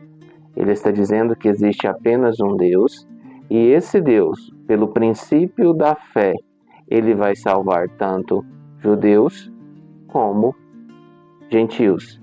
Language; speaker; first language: Portuguese; native; Portuguese